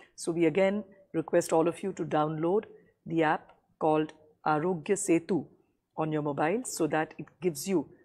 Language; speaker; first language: English; non-native, local second language; Gujarati